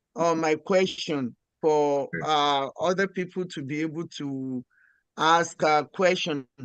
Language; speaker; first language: English; non-native, local second language; Yoruba